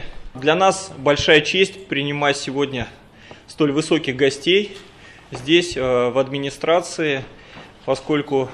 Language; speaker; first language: Russian; native; Russian